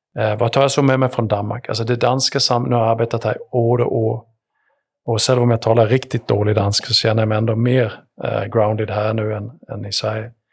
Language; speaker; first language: Swedish; native; Swedish